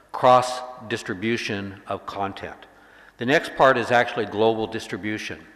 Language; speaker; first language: English; native; English